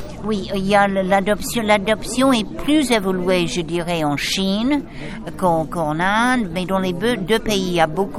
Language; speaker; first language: French; non-native, fluent; English